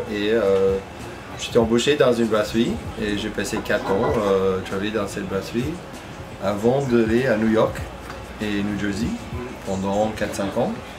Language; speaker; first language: French; non-native, fluent; English